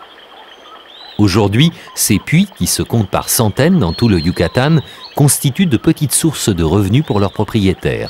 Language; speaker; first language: French; native; French